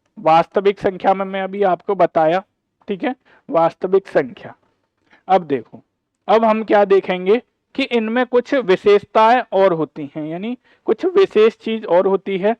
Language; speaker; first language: Hindi; native; Hindi